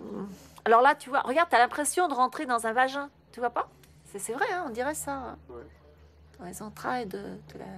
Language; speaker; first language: French; native; French